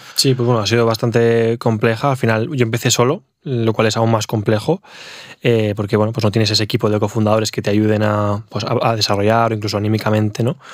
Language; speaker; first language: Spanish; native; Spanish